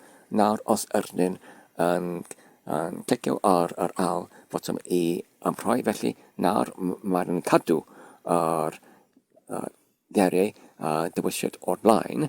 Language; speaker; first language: Welsh; non-native, fluent; English